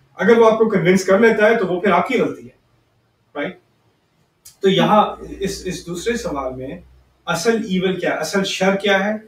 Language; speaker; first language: Urdu; early bilingual, heritage; Urdu